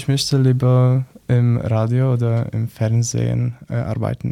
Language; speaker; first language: German; non-native, learner; Polish